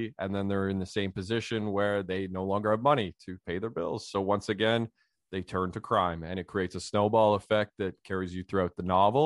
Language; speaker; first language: English; native; English